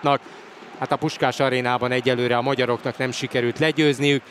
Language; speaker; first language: Hungarian; native; Hungarian